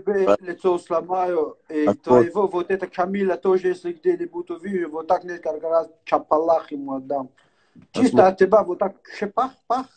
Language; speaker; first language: Russian; native; Russian